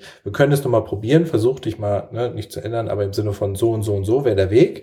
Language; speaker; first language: German; native; German